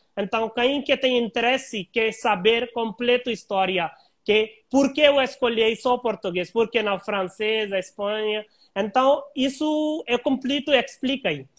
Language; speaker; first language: Portuguese; non-native, learner; Hindi